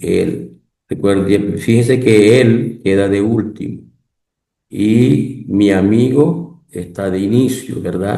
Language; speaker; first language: Spanish; non-native, local second language; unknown